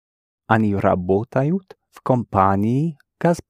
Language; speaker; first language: Russian; non-native, learner; English